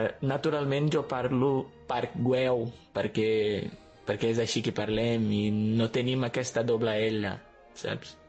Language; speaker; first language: Catalan; non-native, fluent; Portuguese